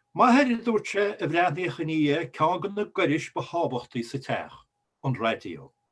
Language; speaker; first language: Irish; native; Irish